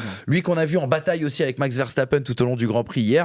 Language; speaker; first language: French; native; French